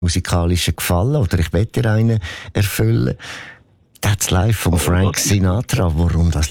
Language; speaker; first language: German; native; German